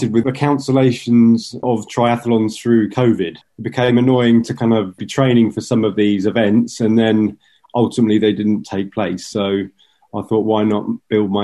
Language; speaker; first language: English; native; English